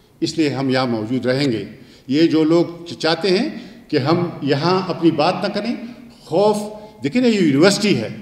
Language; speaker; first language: Urdu; non-native, local second language; Pashto